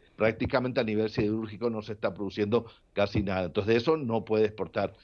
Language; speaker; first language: Spanish; native; Spanish